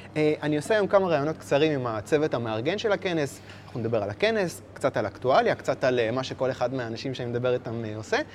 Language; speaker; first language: Hebrew; native; Hebrew